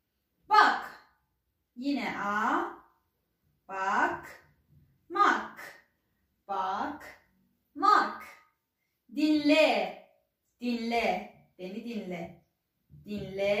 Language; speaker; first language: Turkish; non-native, fluent; Persian